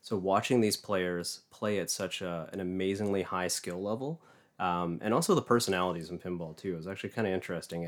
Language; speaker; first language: English; native; English